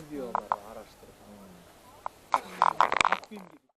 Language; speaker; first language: Turkish; non-native, local second language; Kyrgyz